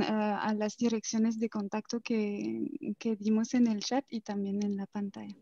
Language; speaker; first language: Spanish; non-native, fluent; French